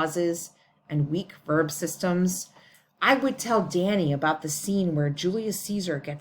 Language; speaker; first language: English; native; English